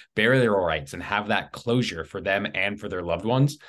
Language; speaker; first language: English; native; English